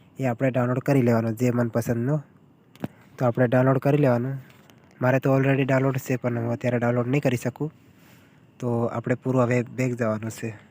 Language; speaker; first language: Gujarati; non-native, local second language; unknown